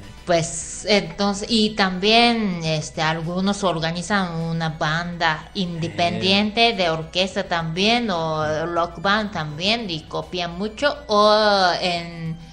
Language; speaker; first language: Spanish; non-native, fluent; Japanese